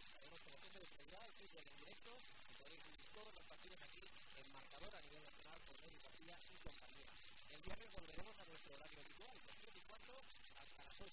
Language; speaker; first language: Spanish; native; Spanish